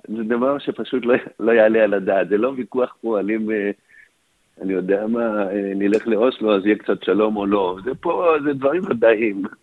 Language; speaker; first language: Hebrew; native; Hebrew